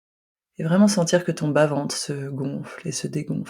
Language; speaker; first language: French; native; French